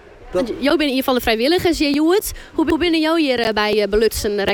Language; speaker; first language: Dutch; non-native, local second language; Western Frisian